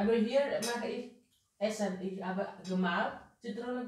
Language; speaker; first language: German; non-native, learner; Indonesian